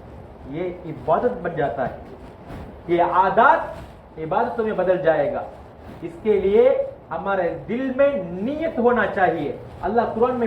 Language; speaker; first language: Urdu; non-native, fluent; Tamil